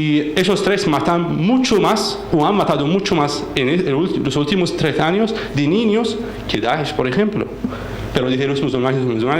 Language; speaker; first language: Spanish; non-native, fluent; Arabic